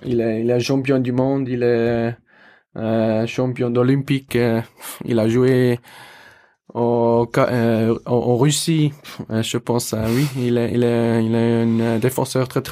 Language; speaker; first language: French; non-native, learner; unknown